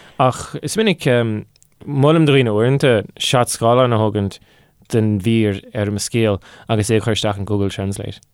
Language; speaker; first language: Irish; non-native, local second language; English